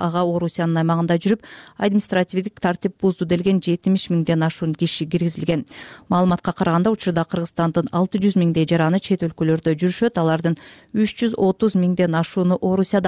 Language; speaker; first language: Kyrgyz; native; Kyrgyz